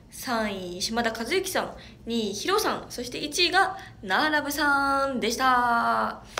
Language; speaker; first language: Japanese; native; Japanese